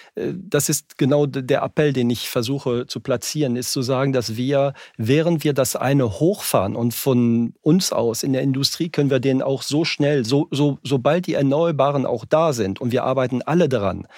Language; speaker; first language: German; non-native, fluent; French